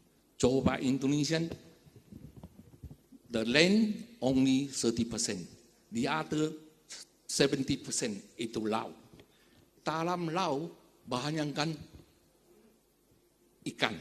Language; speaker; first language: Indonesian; non-native, fluent; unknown